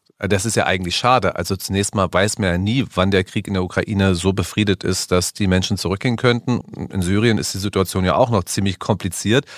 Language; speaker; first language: German; native; German